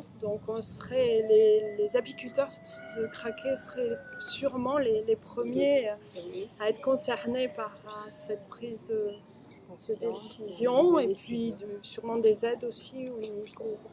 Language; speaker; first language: French; native; French